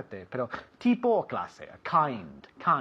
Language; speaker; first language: Spanish; non-native, fluent; English